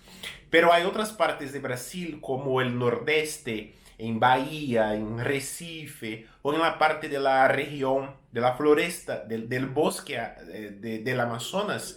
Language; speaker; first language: Spanish; non-native, fluent; Portuguese